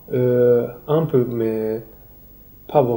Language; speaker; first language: French; non-native, learner; Japanese